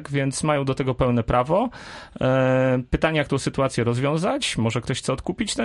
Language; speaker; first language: Polish; native; Polish